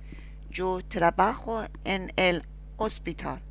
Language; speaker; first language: Spanish; non-native, fluent; Persian